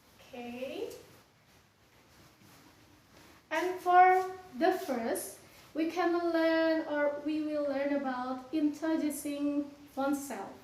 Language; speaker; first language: English; non-native, fluent; Indonesian